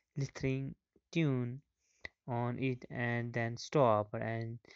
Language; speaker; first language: English; non-native, local second language; Kashmiri